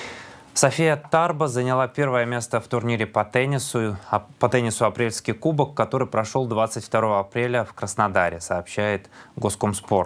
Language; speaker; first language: Russian; native; Russian